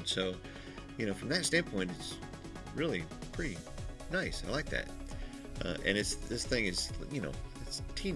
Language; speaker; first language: English; native; English